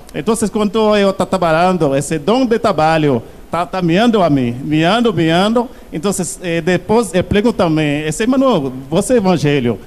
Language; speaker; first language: Portuguese; non-native, learner; Haitian Creole